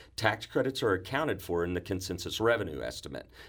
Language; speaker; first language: English; native; English